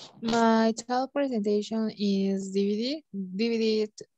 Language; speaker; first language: English; non-native, learner; Spanish